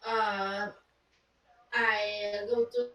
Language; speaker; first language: English; non-native, learner; Vietnamese